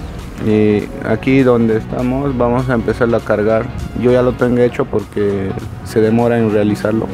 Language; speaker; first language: Spanish; native; Spanish